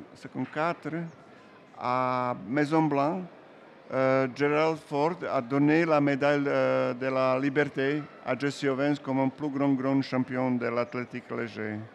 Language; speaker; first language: French; non-native, learner; Serbian